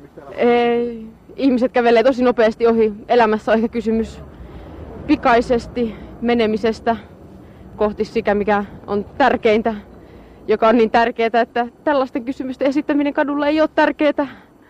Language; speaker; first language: Finnish; native; Finnish